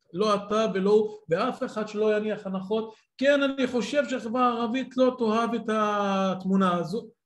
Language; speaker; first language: Hebrew; non-native, local second language; Arabic